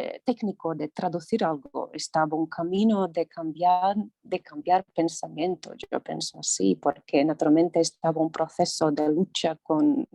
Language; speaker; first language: Spanish; non-native, learner; Latvian